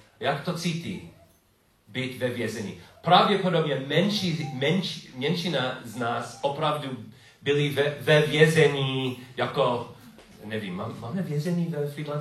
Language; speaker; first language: Czech; non-native, learner; English